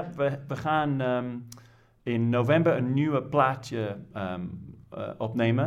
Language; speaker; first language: Dutch; non-native, fluent; English